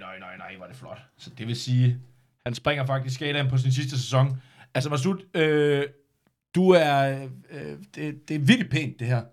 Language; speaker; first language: Danish; native; Danish